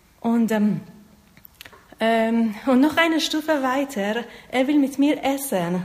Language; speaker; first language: German; non-native, learner; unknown